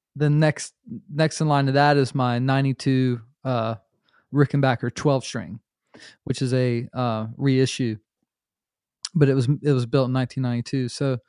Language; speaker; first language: English; native; English